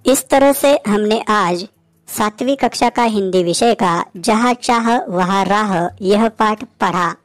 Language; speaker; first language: Hindi; non-native, local second language; Marathi